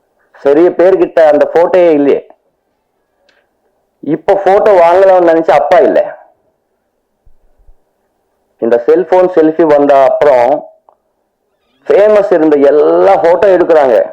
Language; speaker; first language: Tamil; non-native, learner; Telugu